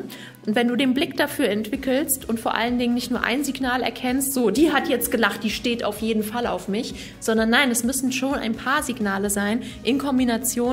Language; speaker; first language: German; native; German